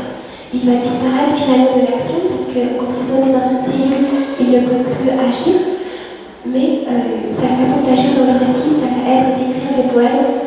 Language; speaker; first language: French; early bilingual, other home language; Vietnamese